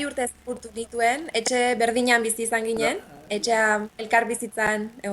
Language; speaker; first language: Basque; native; Basque